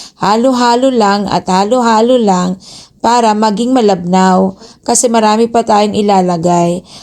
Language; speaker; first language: Filipino; native; Filipino